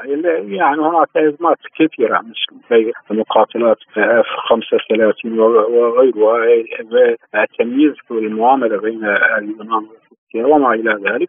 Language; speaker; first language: Arabic; non-native, fluent; Turkish